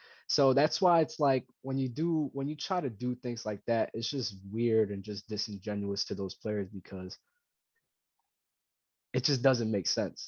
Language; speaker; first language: English; native; English